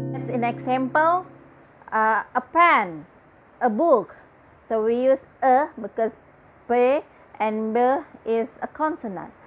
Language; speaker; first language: English; non-native, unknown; Indonesian